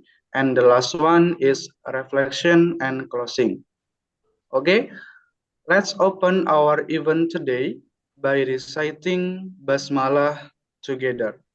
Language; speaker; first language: English; non-native, learner; Indonesian